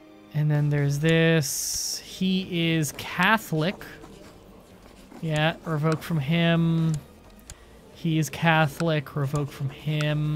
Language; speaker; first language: English; native; English